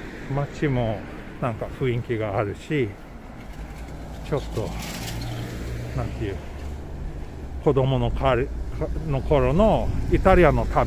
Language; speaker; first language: Japanese; non-native, fluent; Swedish